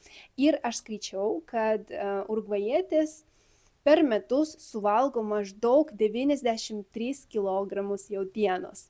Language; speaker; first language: Lithuanian; early bilingual, other home language; Spanish